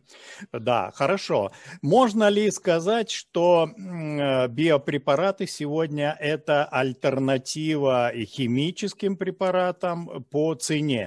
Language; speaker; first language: Russian; native; Russian